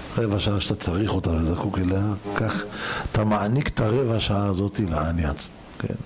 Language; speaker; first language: Hebrew; native; Hebrew